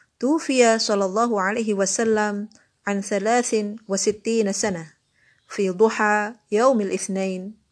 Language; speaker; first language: Arabic; non-native, learner; Indonesian